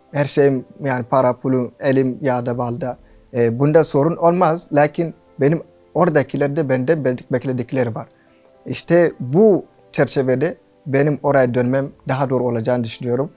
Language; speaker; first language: Turkish; non-native, fluent; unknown